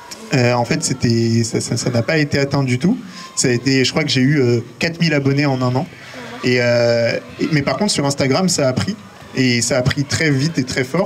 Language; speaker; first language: French; native; French